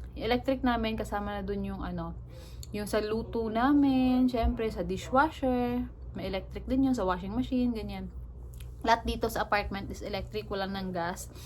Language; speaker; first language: Filipino; native; Filipino